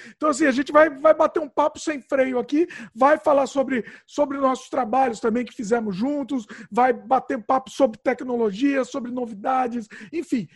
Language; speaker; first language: Portuguese; native; Portuguese